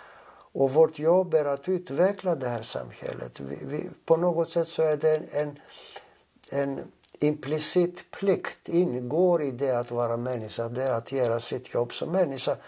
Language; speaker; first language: Swedish; non-native, fluent; Greek